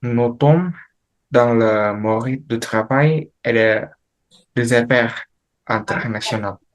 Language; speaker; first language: French; non-native, learner; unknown